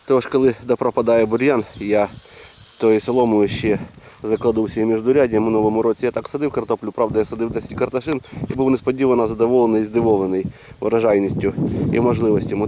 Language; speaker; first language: Ukrainian; native; Ukrainian